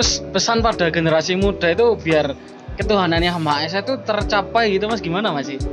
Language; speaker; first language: Indonesian; native; Indonesian